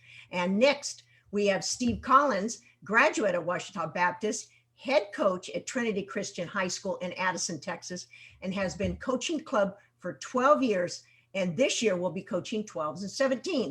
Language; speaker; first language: English; native; English